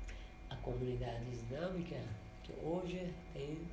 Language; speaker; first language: Portuguese; non-native, learner; Persian